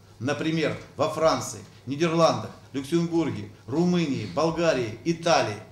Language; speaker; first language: Russian; native; Russian